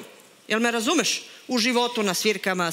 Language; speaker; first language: Serbian; native; Serbian